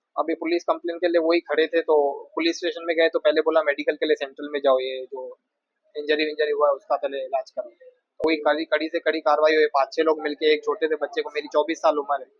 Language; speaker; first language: Hindi; native; Hindi